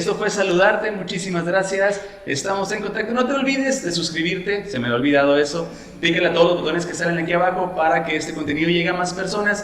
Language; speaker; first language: Spanish; native; Spanish